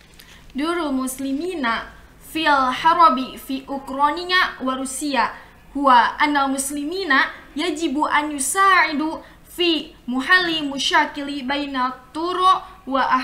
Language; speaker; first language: Arabic; non-native, learner; Indonesian